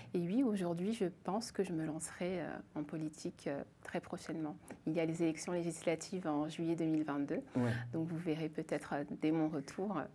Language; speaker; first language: French; native; French